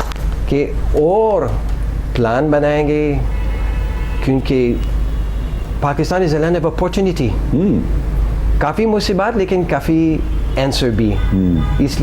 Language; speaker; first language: Hindi; non-native, learner; English